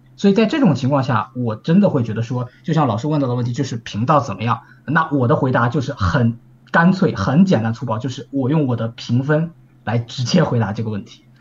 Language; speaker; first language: Chinese; native; Chinese